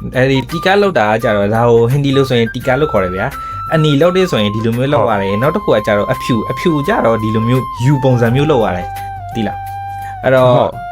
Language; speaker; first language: Burmese; non-native, local second language; Hindi